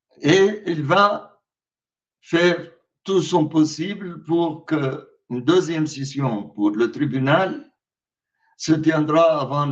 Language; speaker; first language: French; non-native, fluent; Arabic